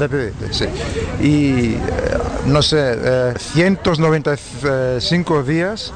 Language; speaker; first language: Spanish; non-native, fluent; Greek